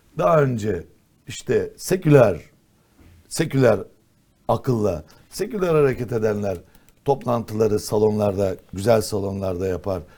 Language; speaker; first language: Turkish; non-native, local second language; Kurdish